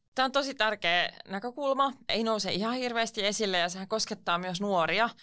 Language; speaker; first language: Finnish; non-native, local second language; Swedish